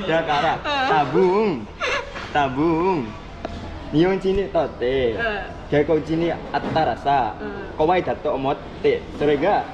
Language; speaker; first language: Japanese; non-native, learner; Indonesian